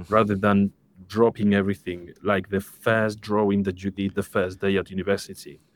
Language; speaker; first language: English; non-native, fluent; Spanish